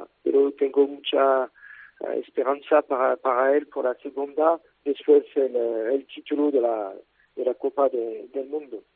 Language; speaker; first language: Spanish; non-native, fluent; French